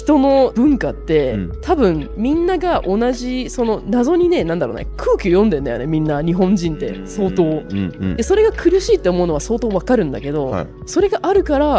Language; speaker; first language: Japanese; native; Japanese